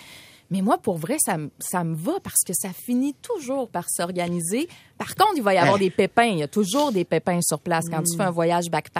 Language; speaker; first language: French; native; French